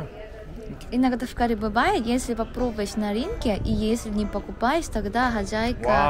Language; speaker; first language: Russian; non-native, learner; Korean